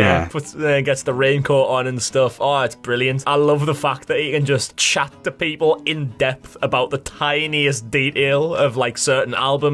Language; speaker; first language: English; native; English